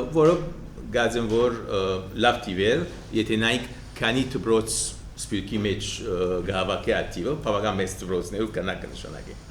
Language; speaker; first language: Armenian; early bilingual, heritage; Armenian